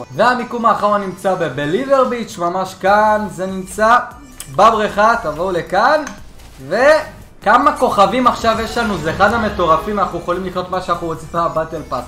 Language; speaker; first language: Hebrew; native; Hebrew